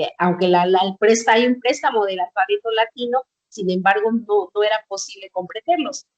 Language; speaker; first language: Spanish; non-native, local second language; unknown